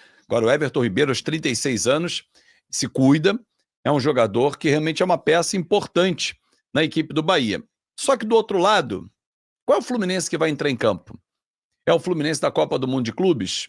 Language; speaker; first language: Portuguese; native; Portuguese